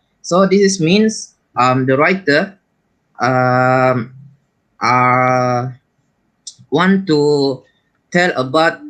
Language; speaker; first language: English; non-native, learner; Malay